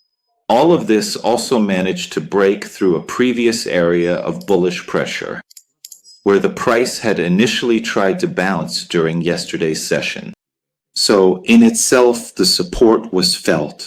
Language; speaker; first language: English; non-native, fluent; Italian